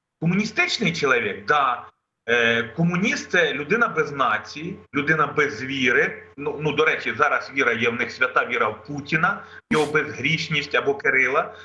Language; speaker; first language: Ukrainian; non-native, local second language; Russian